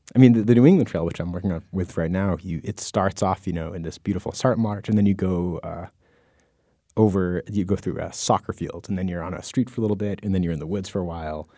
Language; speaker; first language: English; native; English